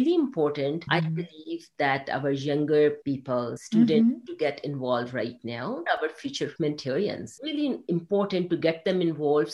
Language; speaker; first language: English; non-native, local second language; Urdu